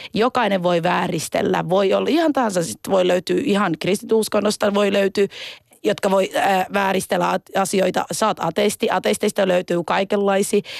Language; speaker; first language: Finnish; early bilingual, other home language; Somali